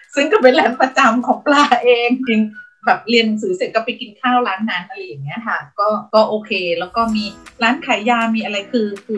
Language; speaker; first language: Thai; native; Thai